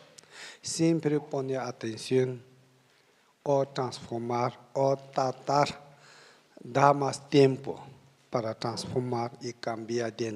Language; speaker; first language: Spanish; non-native, learner; Tibetan